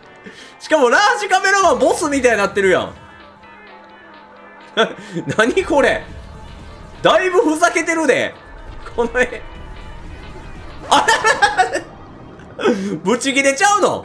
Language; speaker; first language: Japanese; native; Japanese